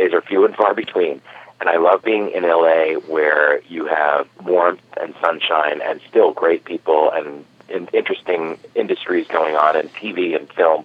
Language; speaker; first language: English; native; English